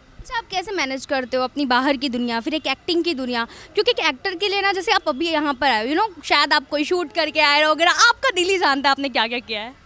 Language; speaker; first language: Hindi; native; Hindi